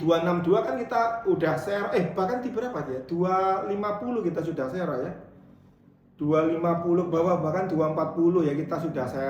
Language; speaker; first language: Indonesian; native; Indonesian